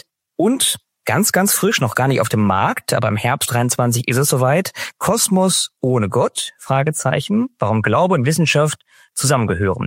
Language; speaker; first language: German; native; German